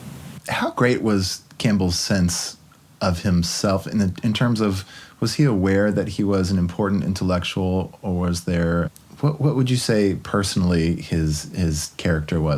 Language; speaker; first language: English; native; English